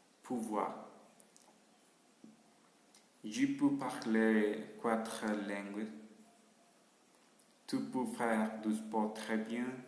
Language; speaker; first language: French; non-native, learner; Spanish